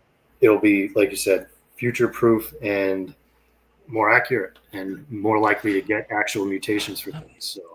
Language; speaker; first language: English; native; English